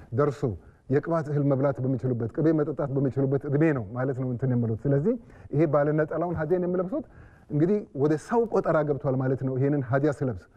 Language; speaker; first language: Amharic; non-native, local second language; Wolaytta